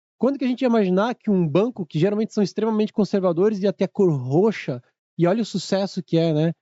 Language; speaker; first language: Portuguese; native; Portuguese